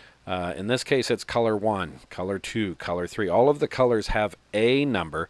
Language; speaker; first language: English; native; English